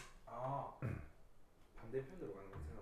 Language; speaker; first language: Korean; native; Korean